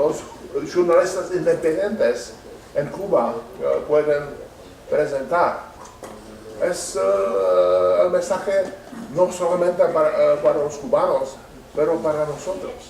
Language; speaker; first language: Spanish; non-native, learner; Czech